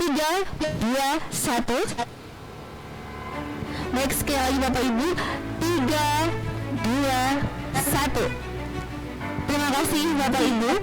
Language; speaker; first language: Indonesian; native; Indonesian